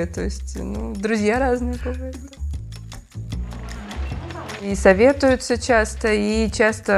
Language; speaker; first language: Russian; native; Russian